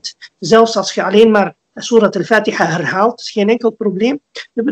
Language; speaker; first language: Dutch; early bilingual, other home language; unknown